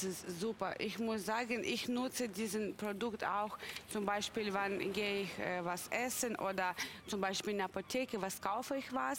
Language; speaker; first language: German; non-native, learner; Russian